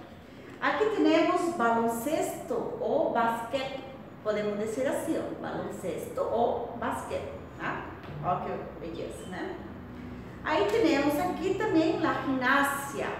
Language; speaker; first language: Spanish; non-native, fluent; Portuguese